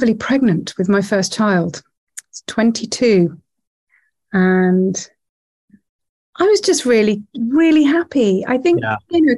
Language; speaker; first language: English; native; English